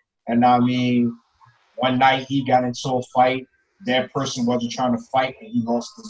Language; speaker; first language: English; native; English